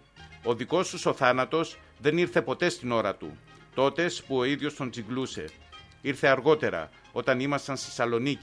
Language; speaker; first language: Greek; native; Greek